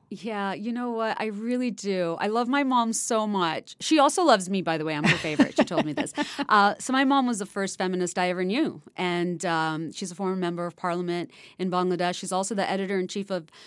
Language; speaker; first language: English; non-native, local second language; Bangla